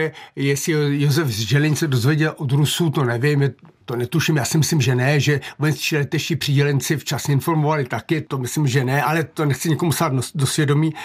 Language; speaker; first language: Czech; native; Czech